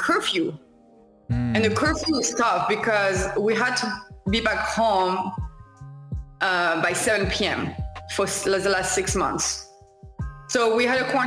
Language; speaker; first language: English; non-native, fluent; French